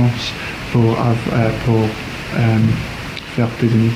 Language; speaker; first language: French; non-native, learner; English